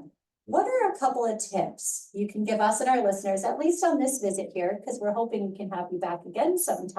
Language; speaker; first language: English; native; English